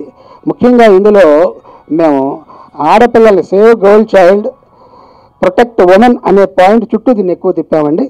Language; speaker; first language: Telugu; native; Telugu